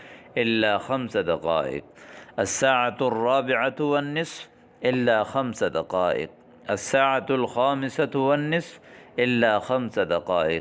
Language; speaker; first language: Arabic; non-native, fluent; Urdu